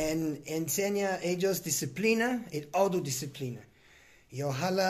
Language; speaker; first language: Spanish; non-native, learner; English